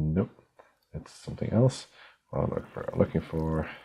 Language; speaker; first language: English; native; English